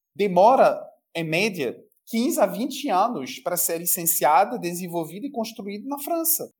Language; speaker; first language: Portuguese; non-native, fluent; French